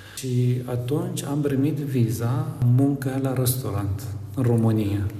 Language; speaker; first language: Romanian; non-native, learner; Arabic